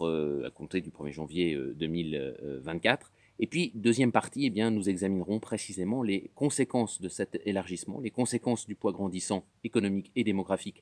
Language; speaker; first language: French; native; French